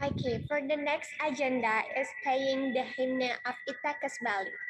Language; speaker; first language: English; non-native, learner; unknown